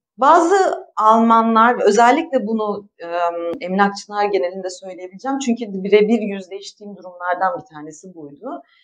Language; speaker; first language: Turkish; native; Turkish